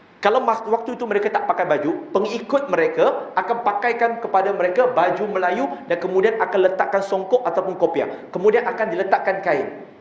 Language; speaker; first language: Malay; non-native, local second language; Chinese